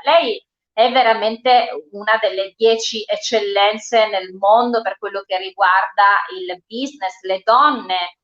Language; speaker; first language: Italian; native; Italian